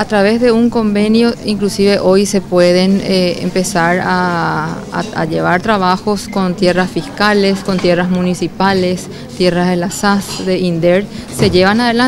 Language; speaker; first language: Spanish; native; Spanish